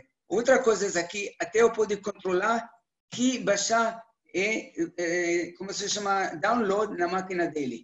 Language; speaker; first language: Portuguese; non-native, learner; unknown